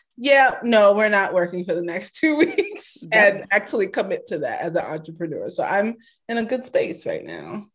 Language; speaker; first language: English; early bilingual, other home language; Yoruba